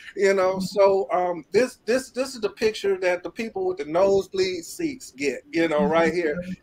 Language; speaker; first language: English; native; English